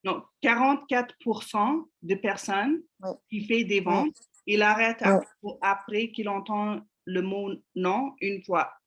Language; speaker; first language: French; non-native, fluent; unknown